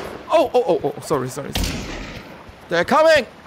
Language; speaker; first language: English; non-native, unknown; German